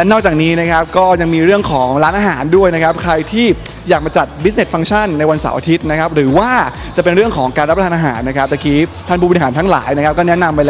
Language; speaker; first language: Thai; native; Thai